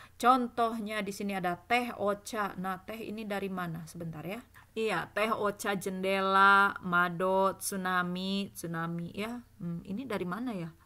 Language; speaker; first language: Indonesian; native; Indonesian